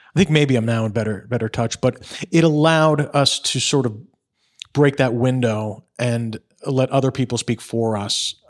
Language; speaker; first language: English; native; English